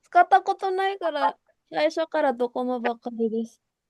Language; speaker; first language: Japanese; non-native, learner; Indonesian